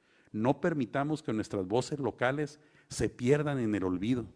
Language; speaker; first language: Spanish; native; Spanish